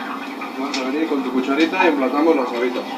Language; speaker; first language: Spanish; native; Spanish